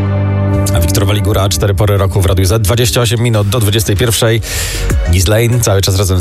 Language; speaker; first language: Polish; native; Polish